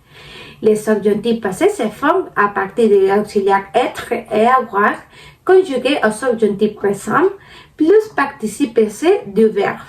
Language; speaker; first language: French; non-native, learner; Spanish